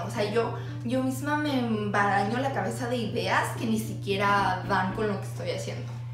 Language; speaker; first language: Spanish; early bilingual, heritage; Spanish